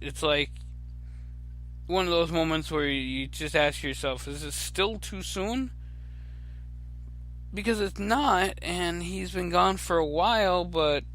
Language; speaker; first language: English; native; English